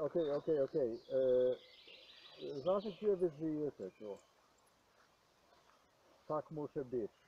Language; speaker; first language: Polish; non-native, learner; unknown